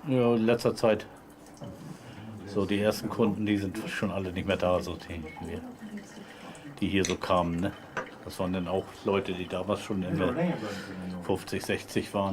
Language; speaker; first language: German; native; German